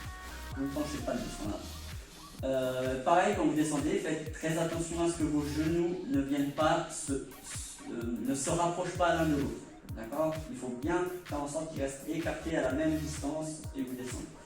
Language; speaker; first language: French; native; French